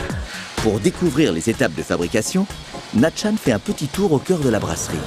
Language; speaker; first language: French; native; French